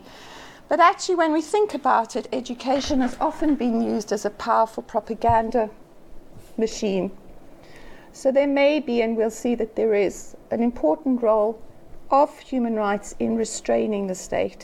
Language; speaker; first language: English; native; English